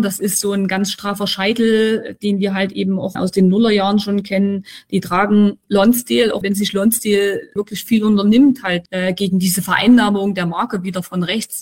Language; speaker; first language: German; native; German